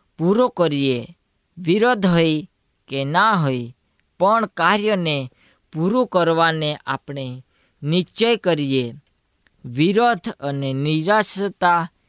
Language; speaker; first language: Gujarati; non-native, local second language; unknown